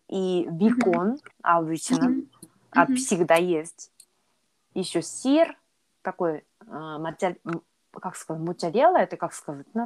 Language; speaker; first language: Russian; non-native, learner; Korean